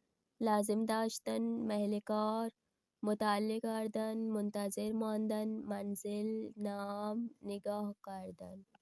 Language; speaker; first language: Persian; non-native, fluent; Urdu